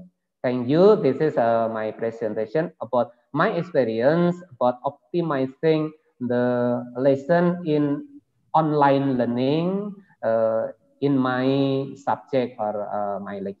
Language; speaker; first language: English; non-native, learner; Indonesian